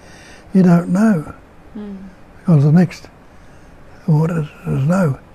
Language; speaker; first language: English; native; English